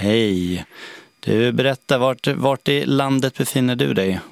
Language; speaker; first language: Swedish; native; Swedish